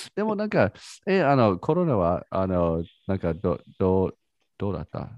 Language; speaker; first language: Japanese; non-native, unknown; English